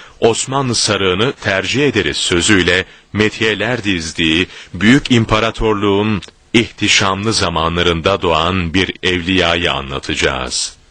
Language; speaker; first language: Turkish; native; Turkish